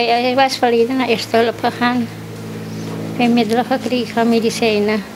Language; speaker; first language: Dutch; non-native, local second language; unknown